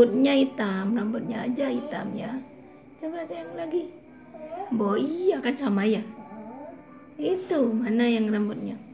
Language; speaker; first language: Indonesian; native; Indonesian